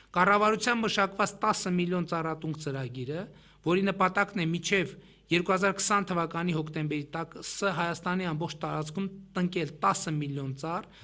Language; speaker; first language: Armenian; native; Armenian